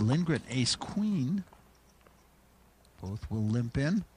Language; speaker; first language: English; native; English